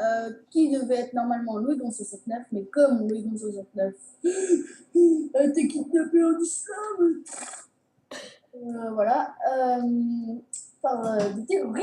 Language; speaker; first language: French; native; French